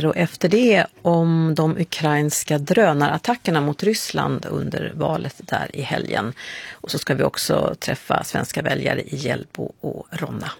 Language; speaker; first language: Swedish; native; Swedish